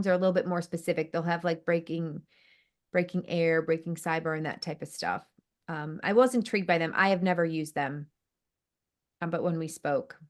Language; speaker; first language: English; native; English